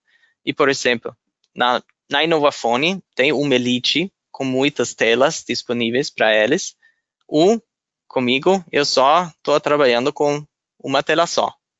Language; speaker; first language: Portuguese; non-native, fluent; German